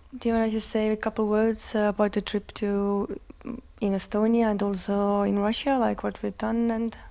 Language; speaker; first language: English; non-native, fluent; Estonian